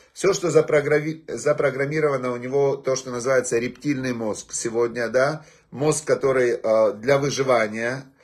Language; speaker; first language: Russian; native; Russian